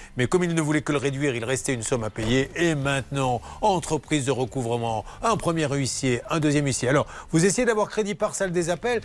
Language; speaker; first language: French; native; French